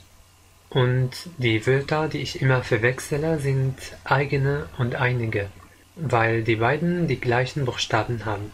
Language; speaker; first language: German; non-native, fluent; Arabic